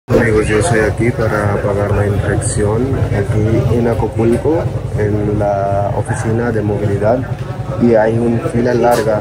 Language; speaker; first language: Spanish; non-native, learner; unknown